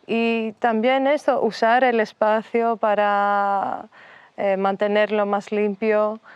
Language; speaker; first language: Spanish; non-native, fluent; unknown